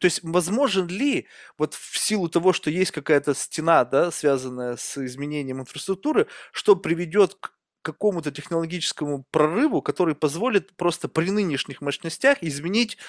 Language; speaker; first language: Russian; native; Russian